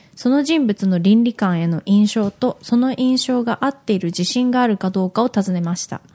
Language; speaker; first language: Japanese; early bilingual, heritage; Japanese